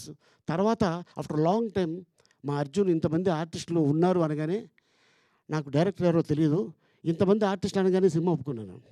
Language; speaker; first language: Telugu; native; Telugu